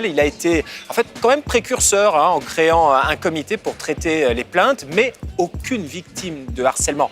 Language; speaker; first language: French; native; French